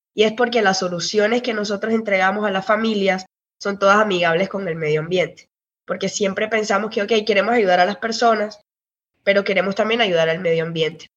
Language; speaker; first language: Spanish; native; Spanish